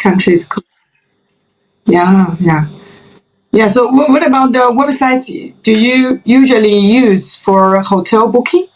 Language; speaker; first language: English; non-native, fluent; Chinese